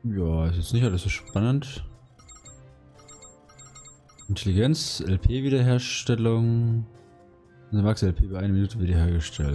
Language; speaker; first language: German; native; German